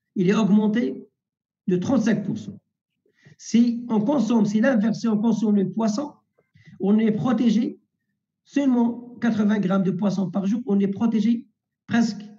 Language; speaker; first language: French; non-native, local second language; Arabic